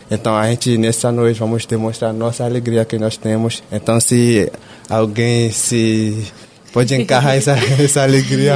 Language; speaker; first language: Portuguese; non-native, fluent; Fon